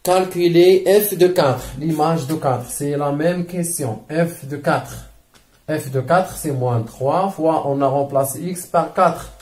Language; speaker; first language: French; non-native, local second language; Arabic